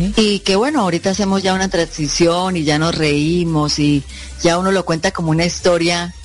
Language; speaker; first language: Spanish; native; Spanish